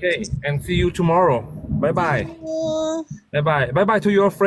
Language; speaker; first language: English; non-native, learner; Thai